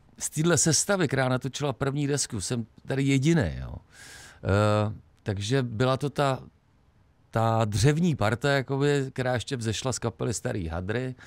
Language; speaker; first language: Czech; native; Czech